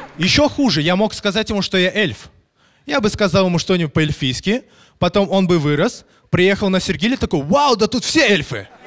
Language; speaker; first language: Russian; native; Russian